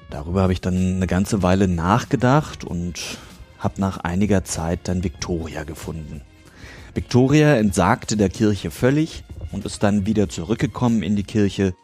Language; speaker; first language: German; native; German